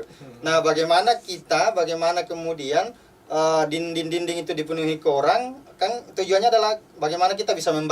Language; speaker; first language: Indonesian; native; Indonesian